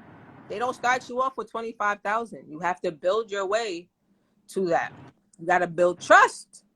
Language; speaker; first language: English; native; English